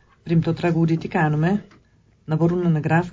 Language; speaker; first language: Greek; non-native, learner; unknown